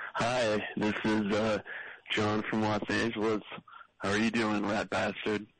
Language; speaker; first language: English; native; English